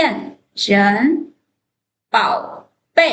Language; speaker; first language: Chinese; non-native, fluent; Thai